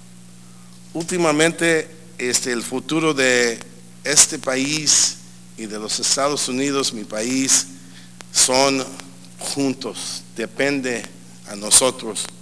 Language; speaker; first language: Spanish; early bilingual, heritage; English